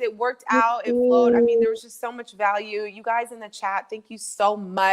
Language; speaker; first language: English; native; English